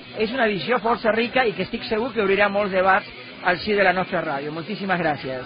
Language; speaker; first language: Spanish; native; Spanish